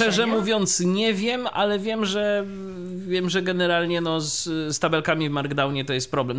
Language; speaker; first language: Polish; native; Polish